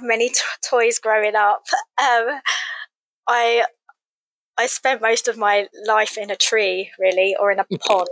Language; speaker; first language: English; native; English